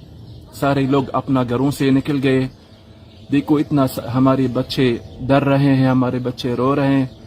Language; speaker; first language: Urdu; non-native, fluent; Arabic